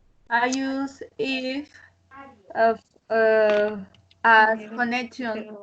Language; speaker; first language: English; non-native, learner; Spanish